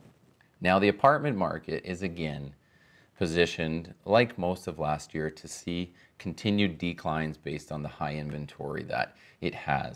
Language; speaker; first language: English; native; English